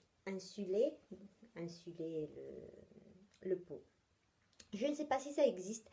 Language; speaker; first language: French; non-native, fluent; Italian